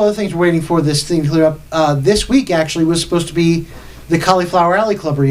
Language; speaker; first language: English; native; English